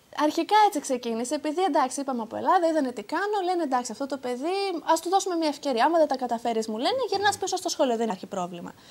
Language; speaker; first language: Greek; early bilingual, heritage; Greek